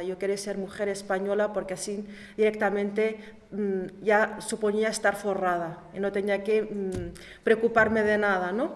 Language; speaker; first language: Spanish; early bilingual, other home language; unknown